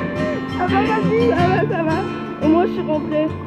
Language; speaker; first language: French; native; French